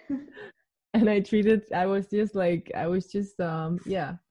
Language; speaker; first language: English; non-native, fluent; Danish